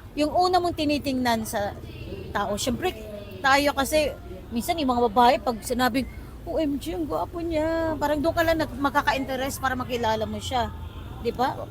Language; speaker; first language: Filipino; non-native, local second language; Waray